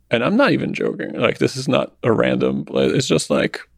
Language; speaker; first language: English; non-native, fluent; Russian